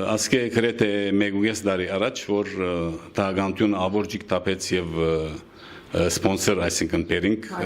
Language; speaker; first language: Armenian; native; Armenian